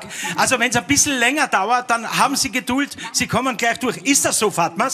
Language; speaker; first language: German; native; German